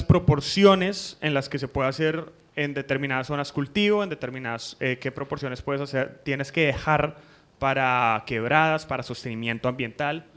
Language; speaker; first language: Spanish; native; Spanish